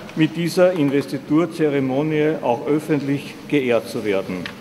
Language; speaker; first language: German; native; German